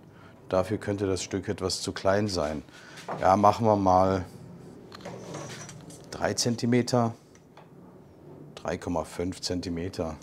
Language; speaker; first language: German; native; German